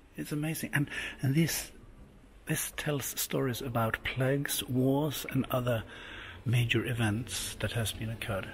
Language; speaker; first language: English; non-native, fluent; Swedish